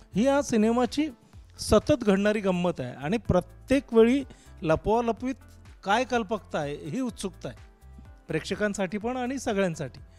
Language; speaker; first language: Marathi; native; Marathi